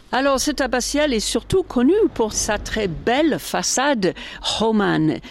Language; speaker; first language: French; native; French